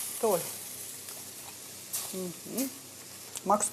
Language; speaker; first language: German; non-native, learner; Russian